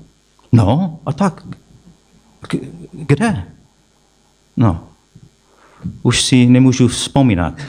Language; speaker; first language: Czech; non-native, fluent; English